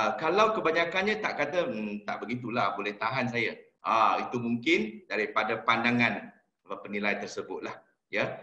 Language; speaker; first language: Malay; non-native, local second language; Chinese